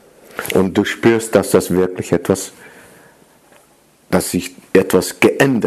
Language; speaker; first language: German; non-native, fluent; Dutch